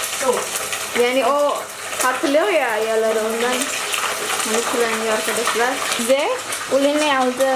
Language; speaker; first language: Turkish; non-native, learner; Indonesian